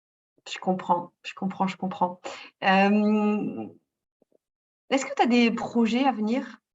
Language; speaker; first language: French; native; French